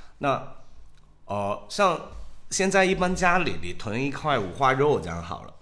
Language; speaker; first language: Chinese; non-native, local second language; Cantonese